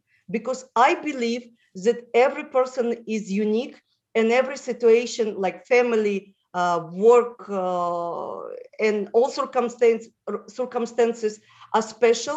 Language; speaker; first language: English; non-native, fluent; Russian